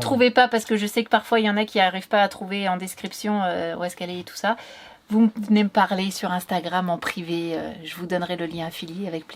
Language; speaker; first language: French; native; French